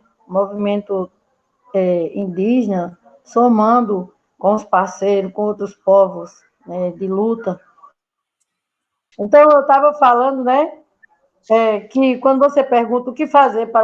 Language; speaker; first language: Portuguese; native; Portuguese